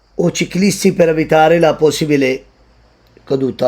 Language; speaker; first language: Italian; non-native, learner; Hindi